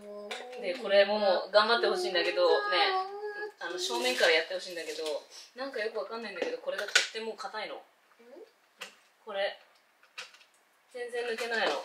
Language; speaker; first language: Japanese; native; Japanese